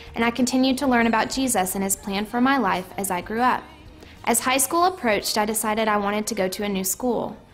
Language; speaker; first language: English; native; English